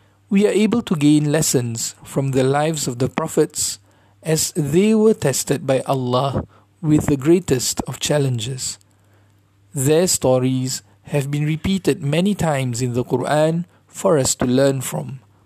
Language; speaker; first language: English; non-native, local second language; Malay